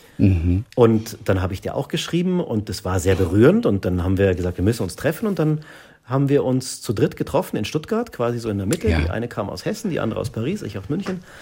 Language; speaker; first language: German; native; German